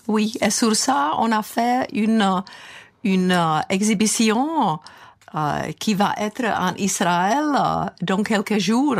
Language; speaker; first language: French; non-native, fluent; Czech